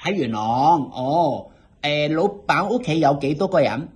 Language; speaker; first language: Cantonese; native; Cantonese